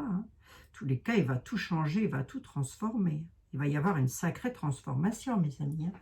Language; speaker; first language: French; native; French